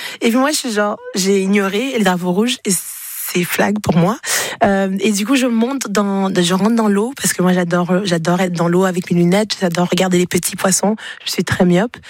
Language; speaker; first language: French; early bilingual, other home language; Haitian Creole